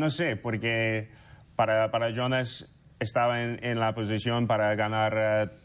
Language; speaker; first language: Spanish; non-native, fluent; English